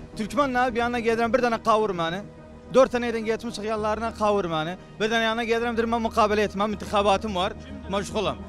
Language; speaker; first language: Turkish; native; Turkish